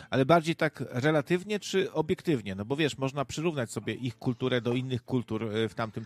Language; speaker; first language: Polish; native; Polish